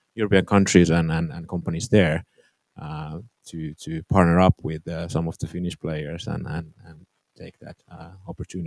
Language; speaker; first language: English; non-native, fluent; Finnish